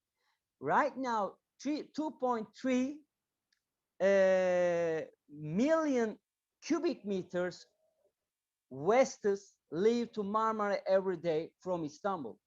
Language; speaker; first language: English; non-native, learner; Turkish